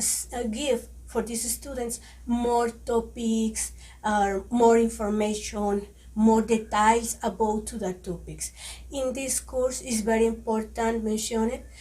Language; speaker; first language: English; non-native, learner; Spanish